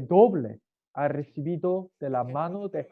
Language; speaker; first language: Spanish; non-native, learner; Korean